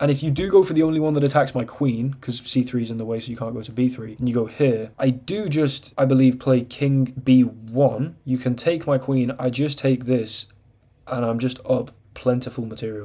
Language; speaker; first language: English; native; English